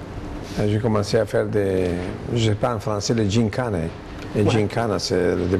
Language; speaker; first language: French; non-native, fluent; Italian